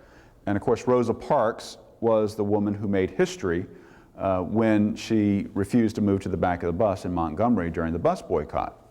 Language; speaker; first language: English; native; English